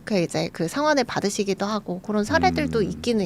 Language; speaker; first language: Korean; native; Korean